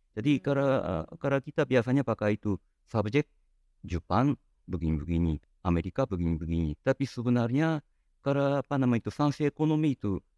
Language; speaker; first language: Indonesian; non-native, fluent; Japanese